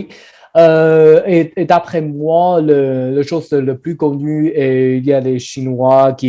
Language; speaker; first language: French; non-native, learner; Chinese